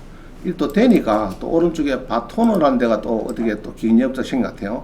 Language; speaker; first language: Korean; native; Korean